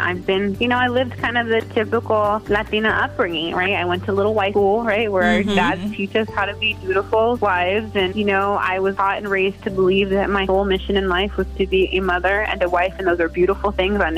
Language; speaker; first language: English; native; English